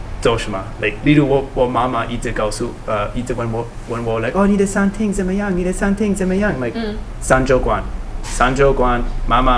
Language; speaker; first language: Chinese; non-native, learner; English